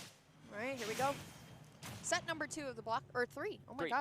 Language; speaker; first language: English; native; English